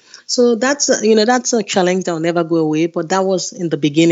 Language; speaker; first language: English; non-native, local second language; Yoruba